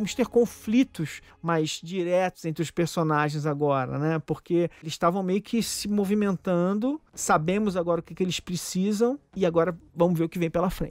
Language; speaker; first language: Portuguese; native; Portuguese